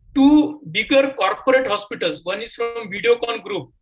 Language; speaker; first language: English; non-native, local second language; Marathi